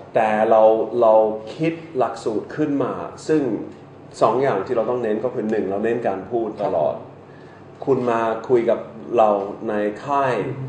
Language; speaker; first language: Thai; non-native, fluent; English